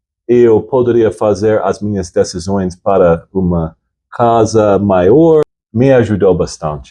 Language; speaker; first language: Portuguese; non-native, fluent; English